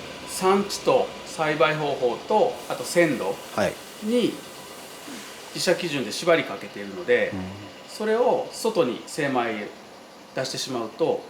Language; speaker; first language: Japanese; native; Japanese